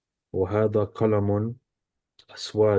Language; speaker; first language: Arabic; non-native, learner; English